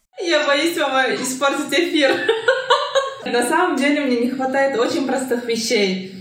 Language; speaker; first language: Russian; non-native, local second language; Kyrgyz